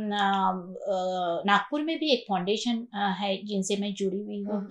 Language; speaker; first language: Hindi; non-native, local second language; Marathi